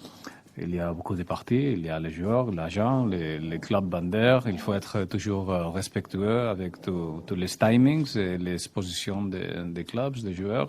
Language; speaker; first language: French; non-native, fluent; Spanish